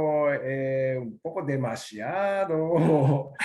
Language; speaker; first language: Portuguese; non-native, learner; Japanese